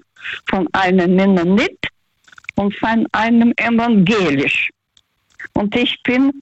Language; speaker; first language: German; early bilingual, heritage; German